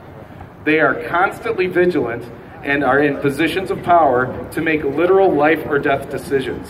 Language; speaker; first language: English; native; English